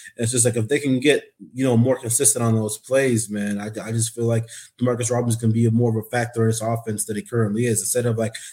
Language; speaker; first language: English; native; English